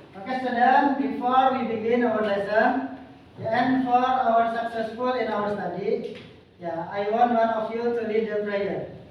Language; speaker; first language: English; non-native, fluent; Indonesian